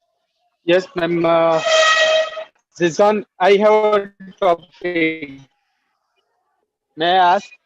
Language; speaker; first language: English; non-native, learner; Hindi